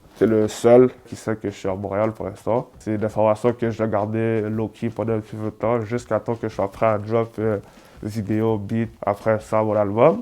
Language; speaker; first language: French; native; French